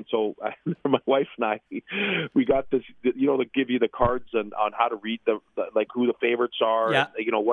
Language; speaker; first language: English; native; English